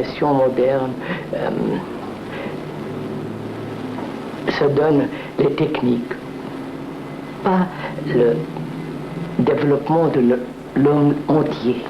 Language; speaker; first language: French; non-native, learner; Telugu